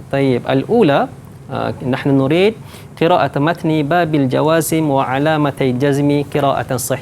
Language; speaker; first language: Arabic; non-native, fluent; Malay